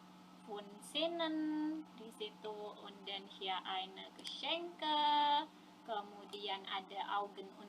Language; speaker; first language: German; non-native, fluent; Indonesian